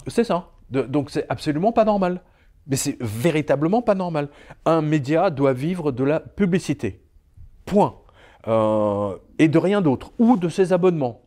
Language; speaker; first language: French; early bilingual, other home language; Serbian